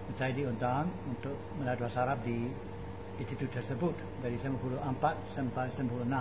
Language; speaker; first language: Indonesian; non-native, fluent; English